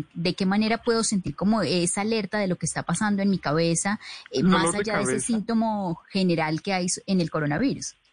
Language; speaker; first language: Spanish; native; Spanish